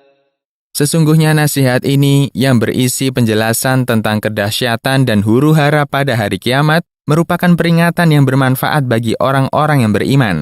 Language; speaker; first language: Indonesian; native; Indonesian